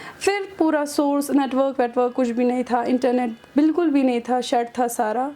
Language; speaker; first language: Urdu; non-native, local second language; Kashmiri